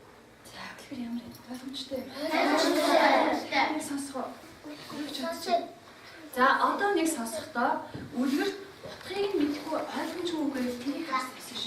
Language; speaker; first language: Mongolian; native; Mongolian